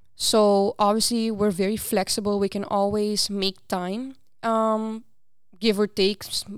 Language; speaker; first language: English; non-native, fluent; Papiamento